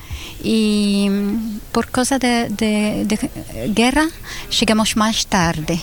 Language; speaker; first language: Portuguese; non-native, learner; Hebrew